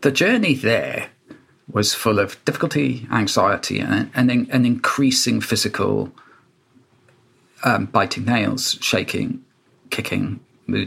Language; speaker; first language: English; native; English